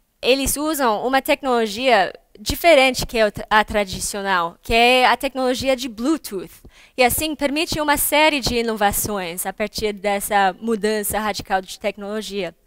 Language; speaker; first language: Portuguese; non-native, fluent; English